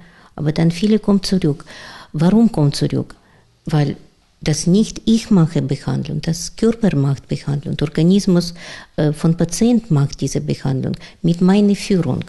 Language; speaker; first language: German; non-native, learner; Russian